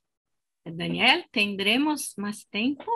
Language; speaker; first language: Spanish; non-native, fluent; Portuguese